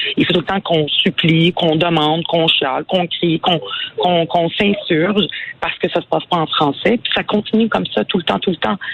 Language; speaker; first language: French; early bilingual, other home language; Arabic